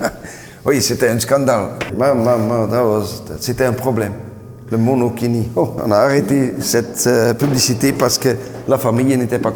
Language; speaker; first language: French; non-native, local second language; Dutch